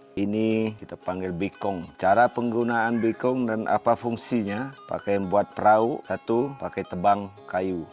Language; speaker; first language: Malay; non-native, local second language; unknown